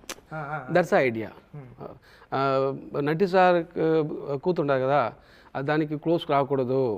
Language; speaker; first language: Telugu; non-native, learner; Tamil